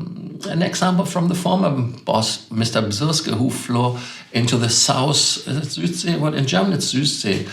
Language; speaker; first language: English; non-native, fluent; German